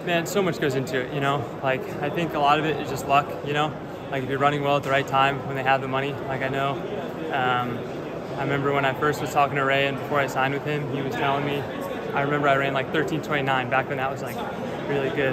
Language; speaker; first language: English; early bilingual, other home language; German